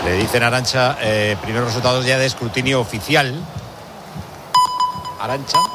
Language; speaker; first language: Spanish; native; Spanish